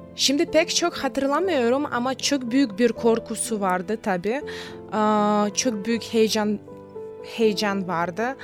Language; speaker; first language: Turkish; non-native, fluent; Russian